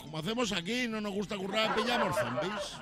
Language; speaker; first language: Spanish; native; Spanish